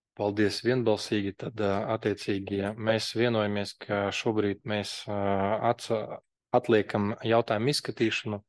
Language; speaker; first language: Latvian; non-native, local second language; Russian